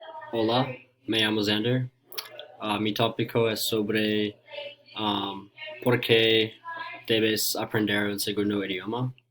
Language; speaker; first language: Spanish; non-native, learner; English